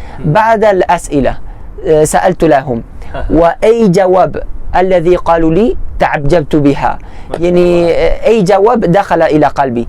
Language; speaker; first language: Arabic; non-native, learner; Spanish